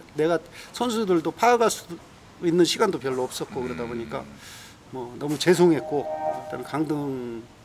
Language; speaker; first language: Korean; native; Korean